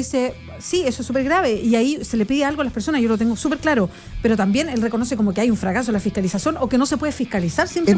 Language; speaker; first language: Spanish; native; Spanish